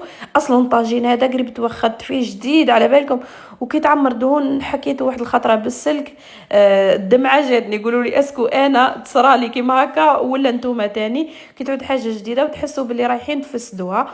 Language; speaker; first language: Arabic; native; Arabic